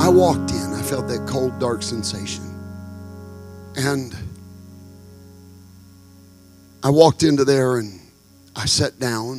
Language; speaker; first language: English; native; English